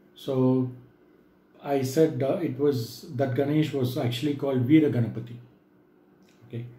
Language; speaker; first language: English; non-native, local second language; Tamil